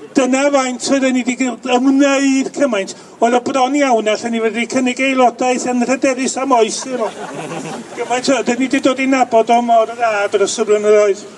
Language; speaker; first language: Welsh; native; Welsh